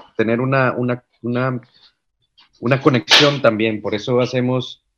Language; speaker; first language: Spanish; native; Spanish